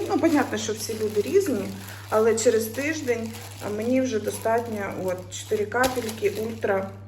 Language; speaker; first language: Ukrainian; native; Ukrainian